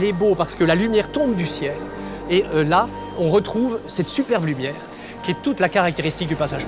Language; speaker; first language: French; native; French